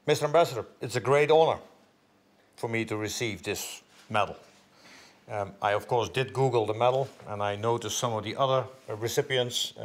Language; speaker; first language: English; non-native, fluent; Dutch